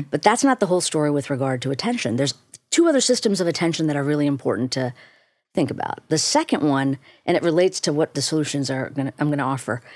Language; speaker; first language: English; native; English